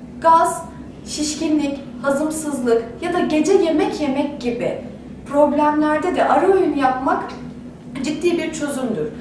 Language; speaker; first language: Turkish; native; Turkish